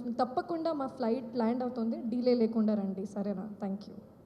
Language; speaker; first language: Telugu; non-native, local second language; Hindi